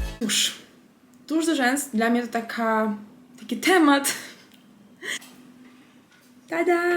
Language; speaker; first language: Polish; non-native, fluent; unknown